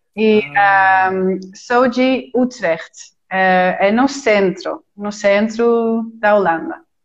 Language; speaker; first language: Portuguese; non-native, fluent; Dutch